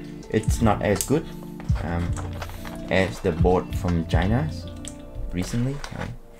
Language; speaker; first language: English; non-native, fluent; Vietnamese